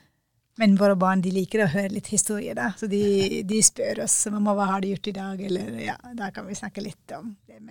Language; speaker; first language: Norwegian; non-native, fluent; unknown